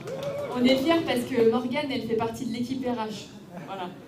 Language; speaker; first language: French; native; French